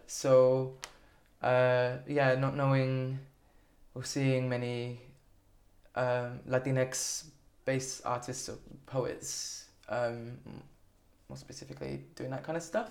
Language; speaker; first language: English; native; English